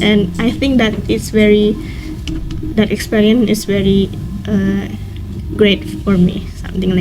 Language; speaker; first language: English; non-native, learner; Indonesian